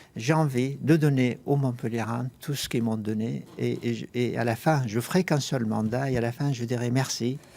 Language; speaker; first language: French; non-native, fluent; Arabic